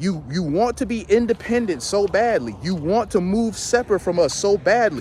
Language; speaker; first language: English; native; English